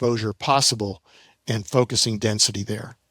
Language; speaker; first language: English; native; English